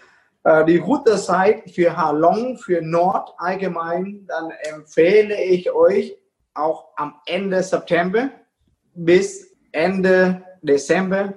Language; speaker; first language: German; non-native, fluent; Vietnamese